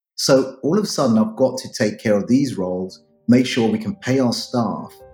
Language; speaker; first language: English; native; English